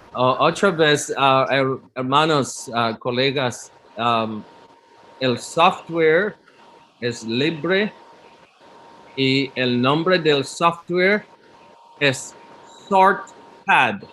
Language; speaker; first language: Spanish; non-native, learner; English